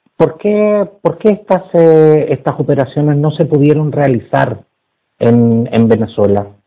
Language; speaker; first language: Spanish; native; Spanish